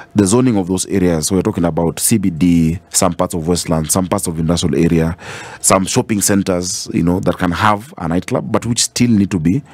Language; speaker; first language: English; non-native, local second language; Swahili